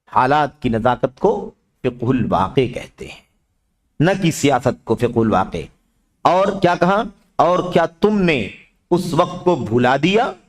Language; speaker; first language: Urdu; native; Urdu